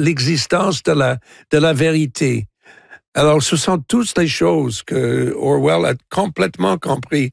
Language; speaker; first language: French; non-native, local second language; English